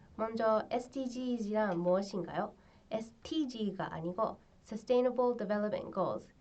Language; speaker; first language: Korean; non-native, fluent; English